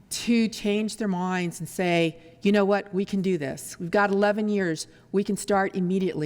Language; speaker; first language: English; early bilingual, other home language; Spanish